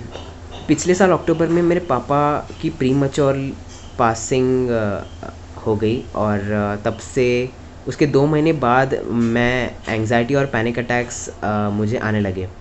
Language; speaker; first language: Hindi; native; Hindi